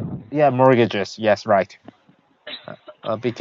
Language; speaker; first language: English; non-native, learner; Korean